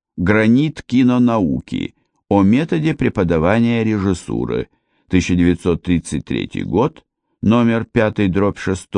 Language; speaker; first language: Russian; native; Russian